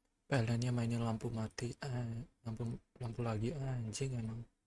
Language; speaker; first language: Indonesian; non-native, local second language; Javanese